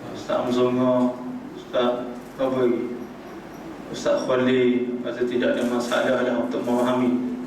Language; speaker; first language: Malay; native; Malay